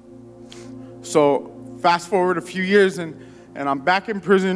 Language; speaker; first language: English; native; English